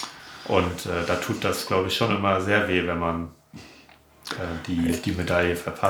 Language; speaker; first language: German; native; German